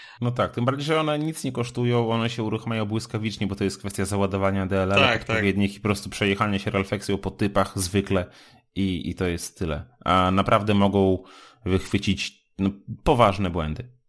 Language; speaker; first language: Polish; native; Polish